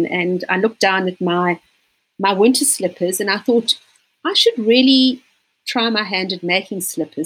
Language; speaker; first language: English; native; English